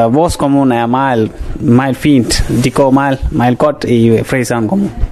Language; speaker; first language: Danish; non-native, fluent; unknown